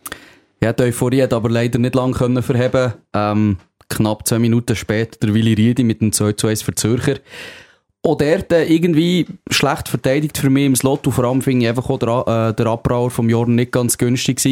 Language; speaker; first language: German; native; German